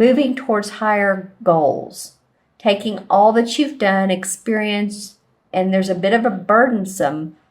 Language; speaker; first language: English; native; English